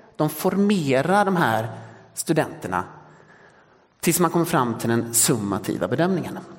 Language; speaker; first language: Swedish; early bilingual, other home language; Danish